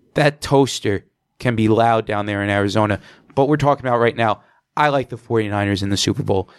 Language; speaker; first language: English; native; English